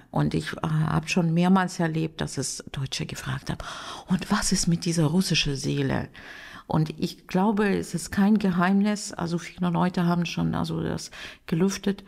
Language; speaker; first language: German; non-native, fluent; Russian